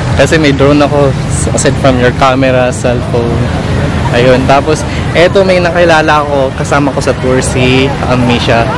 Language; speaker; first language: Filipino; native; Filipino